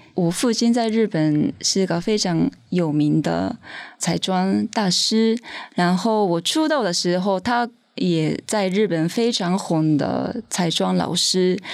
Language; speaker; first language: Chinese; non-native, fluent; Japanese